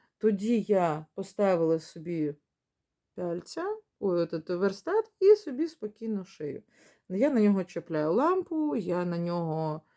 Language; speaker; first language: Ukrainian; non-native, local second language; Russian